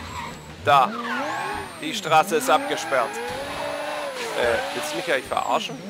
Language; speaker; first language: German; native; German